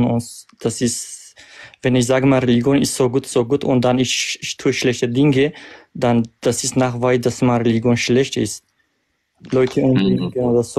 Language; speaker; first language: German; non-native, learner; Kurdish